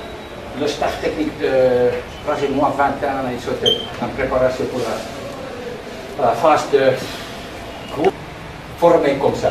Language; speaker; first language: French; non-native, learner; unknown